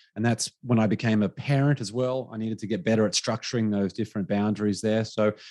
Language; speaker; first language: English; native; English